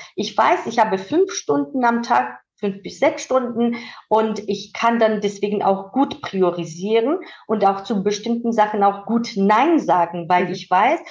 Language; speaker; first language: German; non-native, fluent; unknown